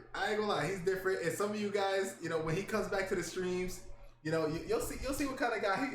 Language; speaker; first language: English; native; English